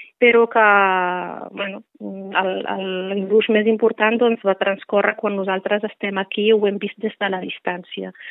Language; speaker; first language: Catalan; non-native, fluent; Riffian